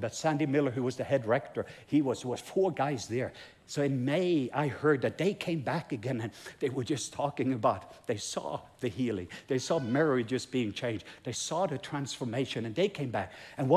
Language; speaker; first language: English; non-native, fluent; Norwegian